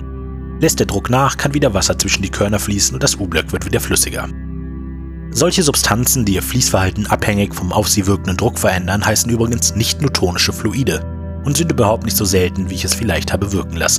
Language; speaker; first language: German; native; German